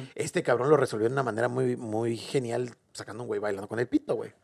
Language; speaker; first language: Spanish; native; Spanish